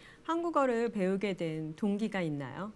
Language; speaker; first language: Korean; native; Korean